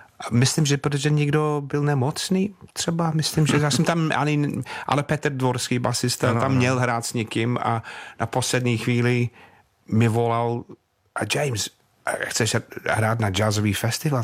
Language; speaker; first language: Czech; non-native, fluent; English